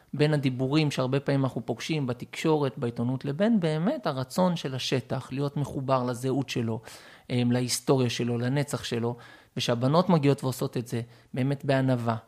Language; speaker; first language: Hebrew; native; Hebrew